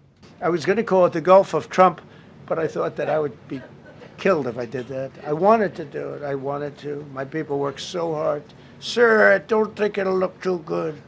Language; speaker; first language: English; native; English